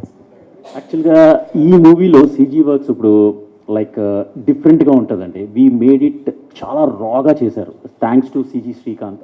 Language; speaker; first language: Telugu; early bilingual, heritage; English